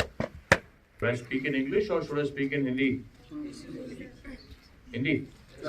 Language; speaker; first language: English; non-native, local second language; Hindi